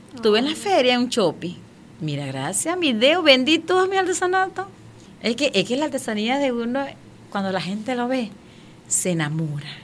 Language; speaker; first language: Spanish; non-native, local second language; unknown